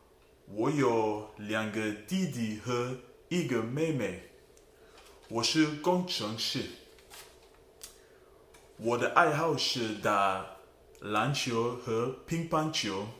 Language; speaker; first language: Chinese; non-native, learner; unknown